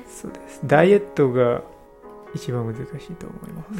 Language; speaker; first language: Japanese; non-native, learner; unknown